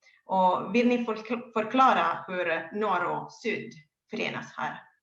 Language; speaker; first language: Swedish; non-native, fluent; Italian